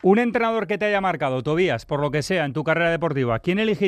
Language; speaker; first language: Spanish; native; Spanish